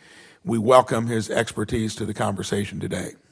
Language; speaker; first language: English; native; English